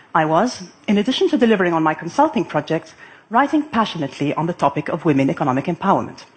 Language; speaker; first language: English; non-native, fluent; Arabic